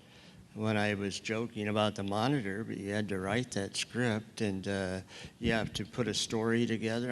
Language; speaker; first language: English; native; English